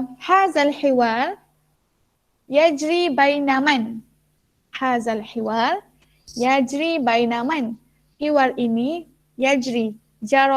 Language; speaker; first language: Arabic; non-native, fluent; Malay